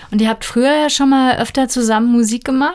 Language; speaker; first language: German; native; German